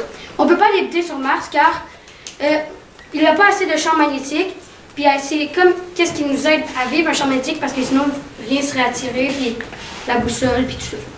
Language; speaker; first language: French; native; French